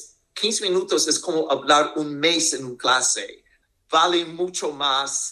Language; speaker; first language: Spanish; non-native, fluent; English